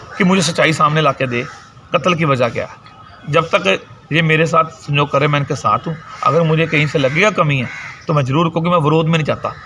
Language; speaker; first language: Hindi; non-native, local second language; Punjabi